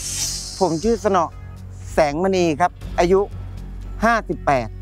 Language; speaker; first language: Thai; native; Thai